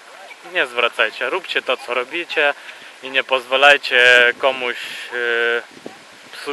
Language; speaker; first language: Polish; non-native, fluent; Russian